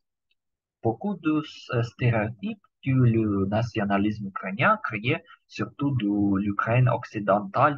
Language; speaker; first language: French; non-native, learner; Ukrainian